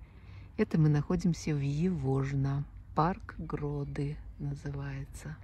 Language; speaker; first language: Russian; native; Russian